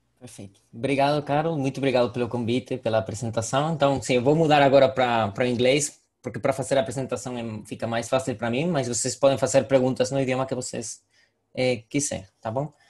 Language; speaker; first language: Portuguese; non-native, fluent; Spanish